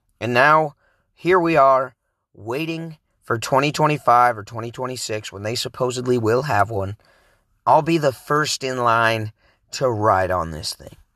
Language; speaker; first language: English; native; English